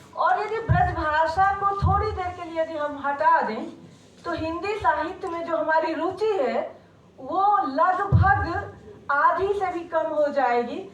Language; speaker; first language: Hindi; non-native, local second language; Maithili